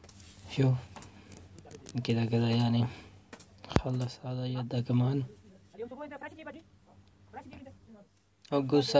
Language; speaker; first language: Arabic; non-native, learner; Urdu